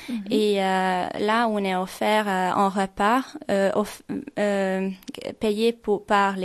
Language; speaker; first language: French; non-native, fluent; Swedish